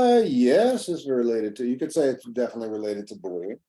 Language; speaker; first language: English; native; English